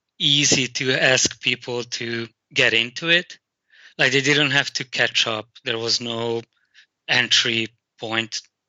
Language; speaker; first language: English; non-native, fluent; Hungarian